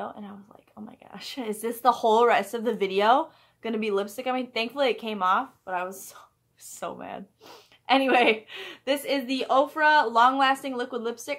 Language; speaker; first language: English; native; English